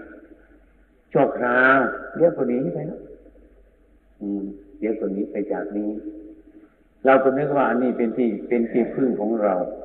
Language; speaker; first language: Thai; native; Thai